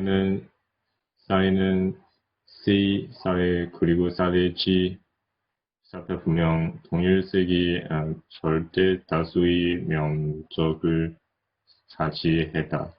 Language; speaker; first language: Korean; non-native, learner; Chinese